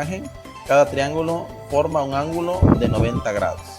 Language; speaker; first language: Spanish; native; Spanish